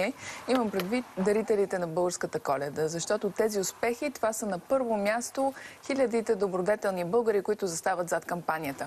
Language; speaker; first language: Bulgarian; native; Bulgarian